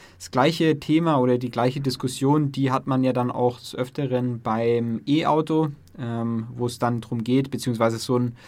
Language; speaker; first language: German; native; German